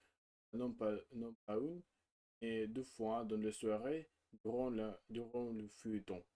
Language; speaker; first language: French; non-native, learner; Russian